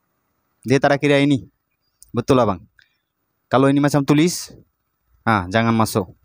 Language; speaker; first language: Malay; non-native, learner; Bangla